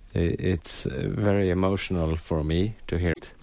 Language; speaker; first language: English; non-native, fluent; Swedish